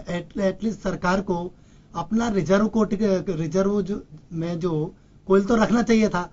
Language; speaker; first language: Hindi; native; Hindi